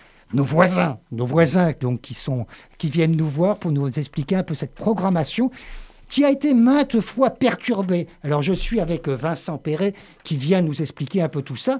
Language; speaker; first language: French; native; French